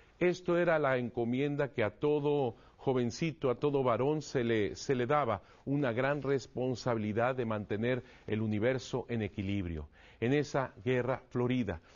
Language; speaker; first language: Spanish; native; Spanish